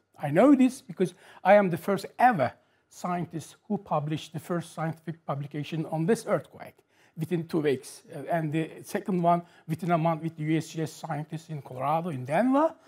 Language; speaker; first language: English; non-native, fluent; Turkish